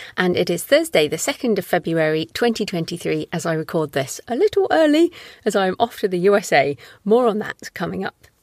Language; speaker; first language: English; native; English